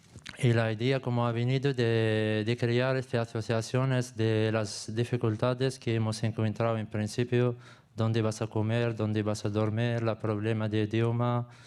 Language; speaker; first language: Spanish; non-native, learner; Arabic